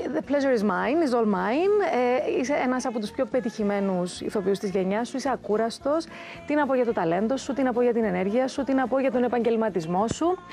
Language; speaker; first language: Greek; native; Greek